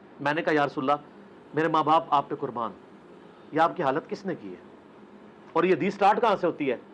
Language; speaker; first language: Urdu; non-native, local second language; Punjabi